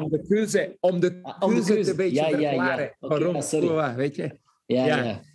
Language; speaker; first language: Dutch; non-native, fluent; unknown